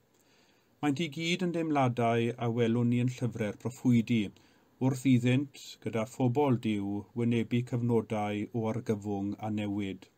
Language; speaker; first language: Welsh; native; Welsh